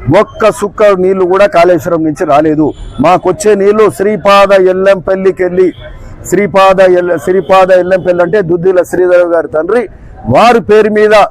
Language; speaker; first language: Telugu; native; Telugu